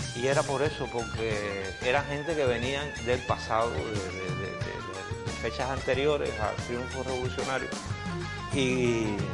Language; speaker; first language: Spanish; native; Spanish